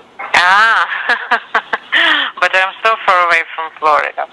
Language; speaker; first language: English; non-native, fluent; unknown